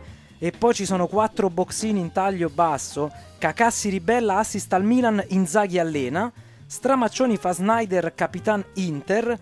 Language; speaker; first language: Italian; native; Italian